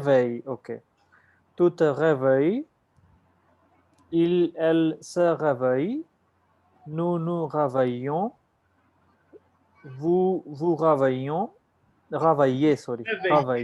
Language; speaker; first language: French; non-native, learner; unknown